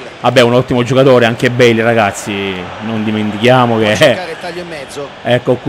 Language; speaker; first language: Italian; native; Italian